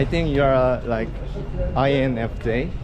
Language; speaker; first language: English; non-native, learner; Korean